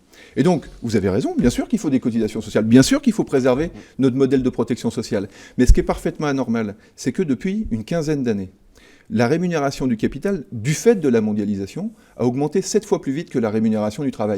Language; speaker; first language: French; native; French